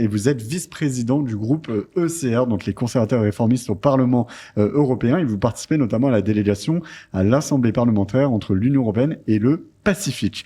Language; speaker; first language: French; native; French